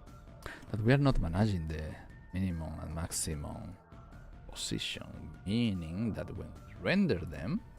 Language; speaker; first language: English; non-native, fluent; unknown